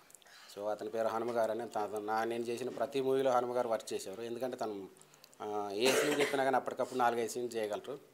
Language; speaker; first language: Telugu; native; Telugu